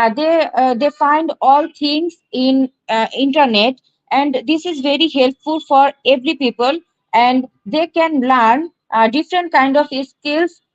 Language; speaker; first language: English; non-native, learner; Bangla